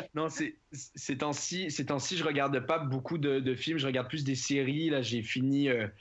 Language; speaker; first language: French; native; French